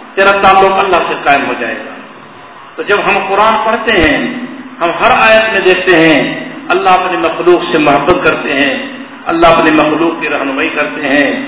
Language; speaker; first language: Urdu; non-native, local second language; Saraiki